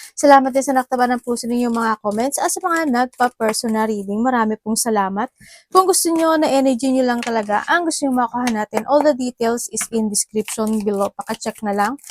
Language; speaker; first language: Filipino; native; Filipino